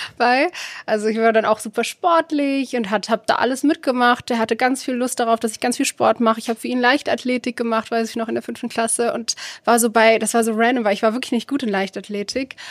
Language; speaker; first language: German; early bilingual, other home language; Arabic